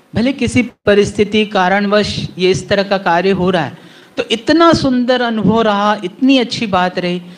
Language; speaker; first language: Hindi; native; Hindi